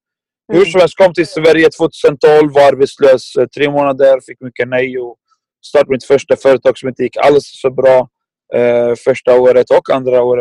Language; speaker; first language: Swedish; non-native, fluent; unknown